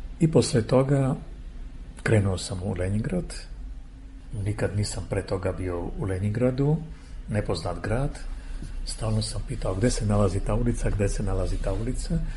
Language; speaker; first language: Serbian; non-native, fluent; Armenian